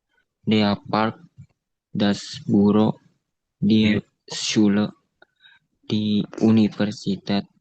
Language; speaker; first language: German; non-native, learner; Indonesian